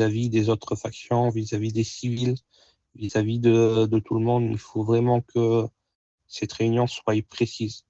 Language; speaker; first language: French; native; French